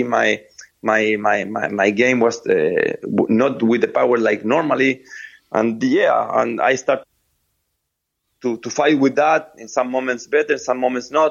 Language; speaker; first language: English; non-native, fluent; Spanish